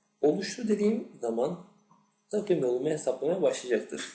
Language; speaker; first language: Turkish; native; Turkish